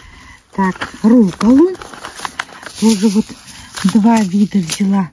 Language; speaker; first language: Russian; native; Russian